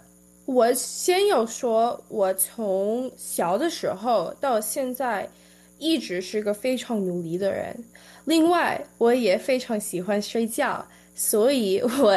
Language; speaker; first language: Chinese; early bilingual, heritage; Chinese